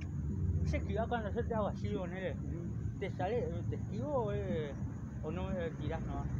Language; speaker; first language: Spanish; native; Spanish